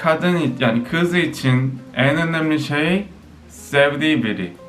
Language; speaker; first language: Turkish; non-native, fluent; Korean